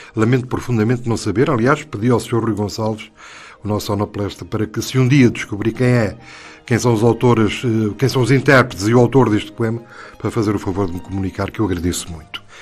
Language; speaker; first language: Portuguese; native; Portuguese